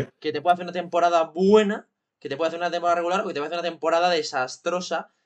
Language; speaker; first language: Spanish; native; Spanish